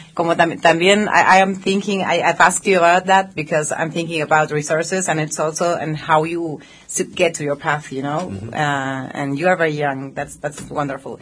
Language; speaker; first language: English; non-native, fluent; Spanish